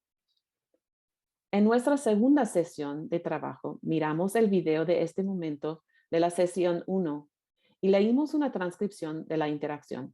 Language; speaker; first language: Spanish; non-native, fluent; English